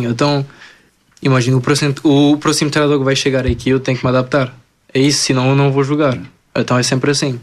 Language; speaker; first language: Portuguese; early bilingual, other home language; French